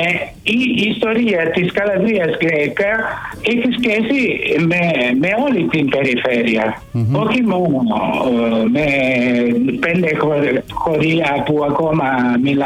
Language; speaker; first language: Greek; early bilingual, heritage; Greek